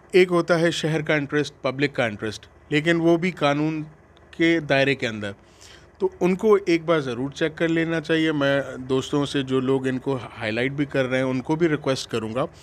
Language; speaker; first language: Urdu; non-native, local second language; Sindhi